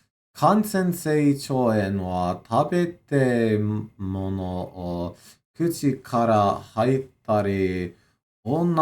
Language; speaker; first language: Japanese; non-native, learner; English